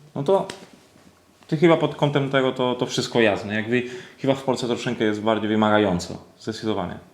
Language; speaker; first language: Polish; non-native, fluent; Spanish